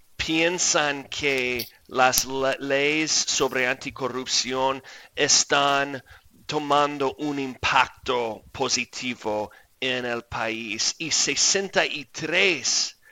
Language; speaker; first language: Spanish; non-native, fluent; English